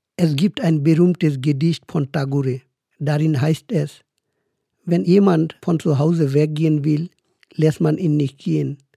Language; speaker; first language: German; non-native, fluent; Bangla